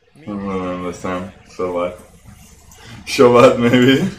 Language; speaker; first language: English; non-native, learner; Spanish